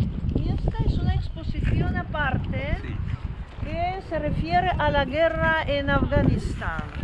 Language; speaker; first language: Spanish; non-native, fluent; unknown